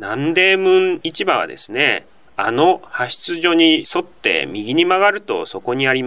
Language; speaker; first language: Japanese; native; Japanese